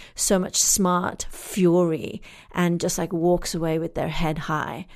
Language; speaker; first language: English; native; English